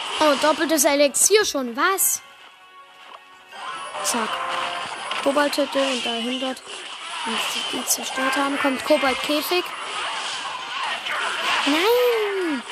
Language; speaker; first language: German; native; German